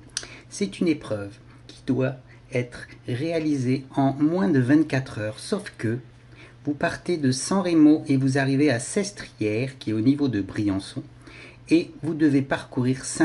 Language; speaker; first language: French; native; French